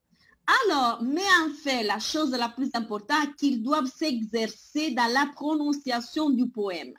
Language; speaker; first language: French; non-native, fluent; Italian